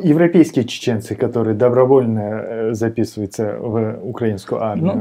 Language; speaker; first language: Russian; non-native, fluent; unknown